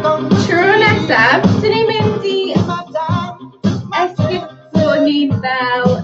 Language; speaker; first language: Welsh; non-native, learner; English